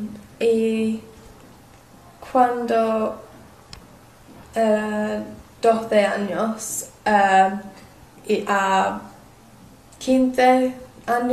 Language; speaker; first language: Spanish; non-native, learner; English